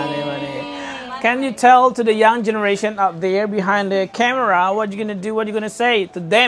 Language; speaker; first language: English; non-native, fluent; Indonesian